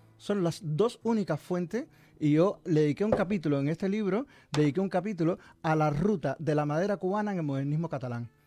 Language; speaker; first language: Spanish; native; Spanish